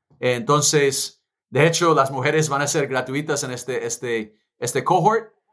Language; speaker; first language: Spanish; non-native, fluent; English